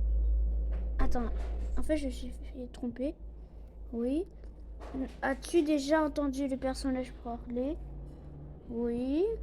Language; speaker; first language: French; non-native, local second language; Arabic